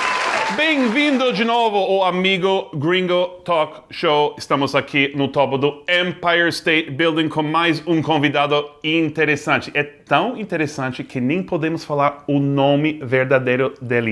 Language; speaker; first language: Portuguese; non-native, fluent; English